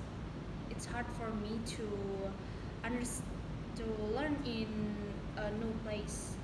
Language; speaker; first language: English; non-native, learner; Indonesian